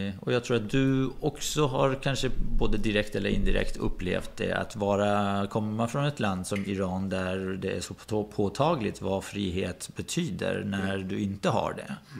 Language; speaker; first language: Swedish; early bilingual, other home language; Persian